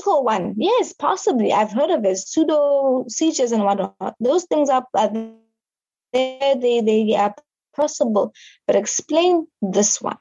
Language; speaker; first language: English; non-native, local second language; Southern Sotho